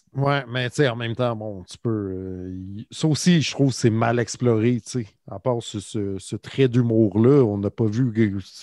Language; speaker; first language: French; native; French